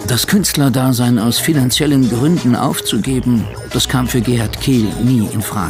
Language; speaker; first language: German; native; German